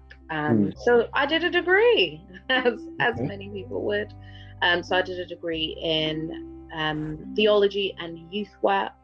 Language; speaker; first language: English; native; English